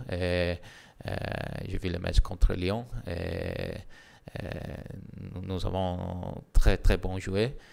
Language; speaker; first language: French; non-native, learner; Italian